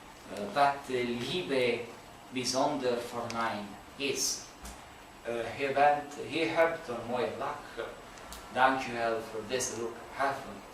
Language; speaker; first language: Dutch; non-native, learner; Italian